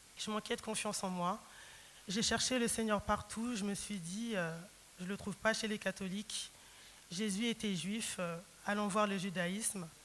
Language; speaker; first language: French; early bilingual, other home language; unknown